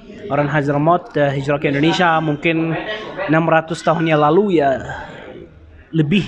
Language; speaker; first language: Indonesian; non-native, learner; Arabic